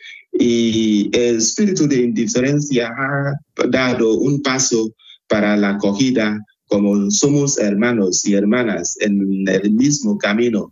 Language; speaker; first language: Spanish; non-native, fluent; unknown